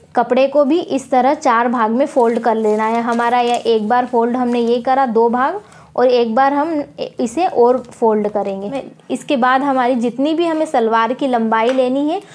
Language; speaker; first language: Hindi; native; Hindi